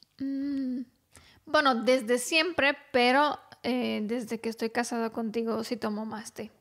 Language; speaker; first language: Spanish; non-native, fluent; Romanian